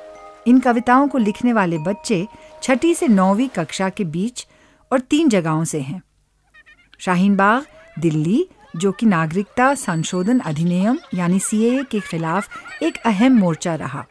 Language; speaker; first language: Hindi; native; Hindi